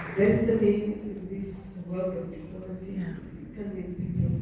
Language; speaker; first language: English; non-native, local second language; Amharic